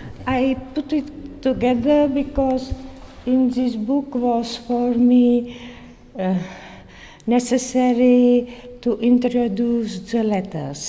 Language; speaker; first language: English; non-native, learner; Czech